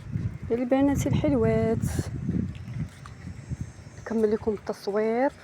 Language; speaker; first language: Arabic; native; Arabic